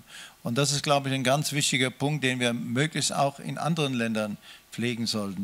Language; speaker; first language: German; native; German